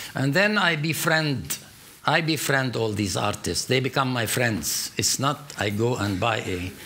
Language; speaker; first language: English; non-native, fluent; Arabic